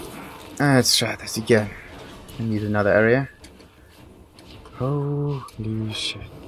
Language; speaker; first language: English; non-native, fluent; German